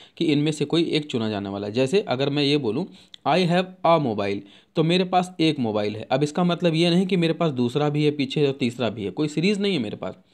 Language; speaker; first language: Hindi; native; Hindi